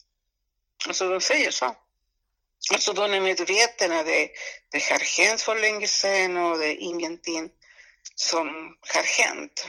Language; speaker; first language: Swedish; non-native, fluent; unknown